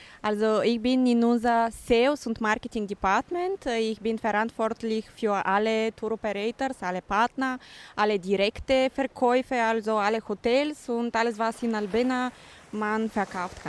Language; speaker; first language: German; non-native, fluent; Bulgarian